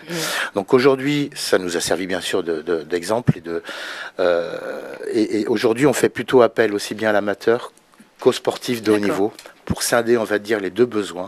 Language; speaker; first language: French; native; French